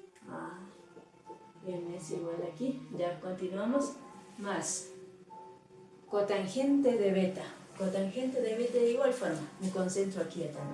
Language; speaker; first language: Spanish; native; Spanish